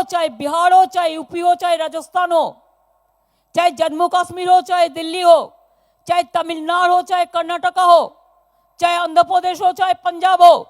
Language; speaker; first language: Hindi; non-native, local second language; Bangla